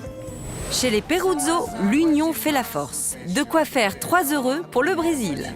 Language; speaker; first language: French; native; French